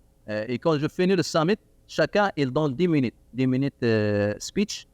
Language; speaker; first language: French; non-native, learner; Arabic